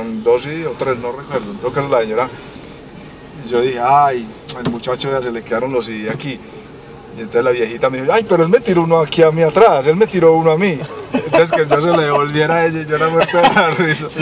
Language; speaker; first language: Spanish; native; Spanish